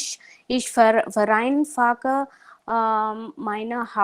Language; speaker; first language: German; non-native, learner; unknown